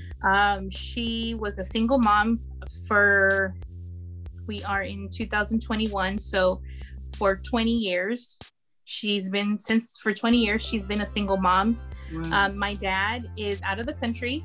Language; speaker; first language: English; native; English